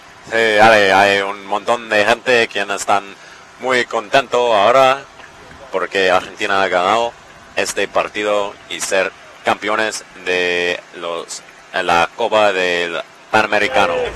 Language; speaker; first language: Spanish; non-native, learner; English